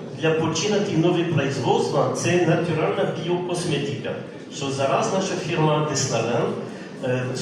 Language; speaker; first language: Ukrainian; non-native, learner; French